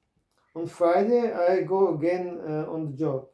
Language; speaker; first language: English; non-native, learner; Croatian